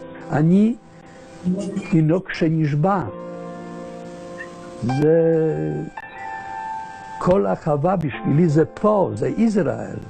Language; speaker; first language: Hebrew; non-native, learner; Polish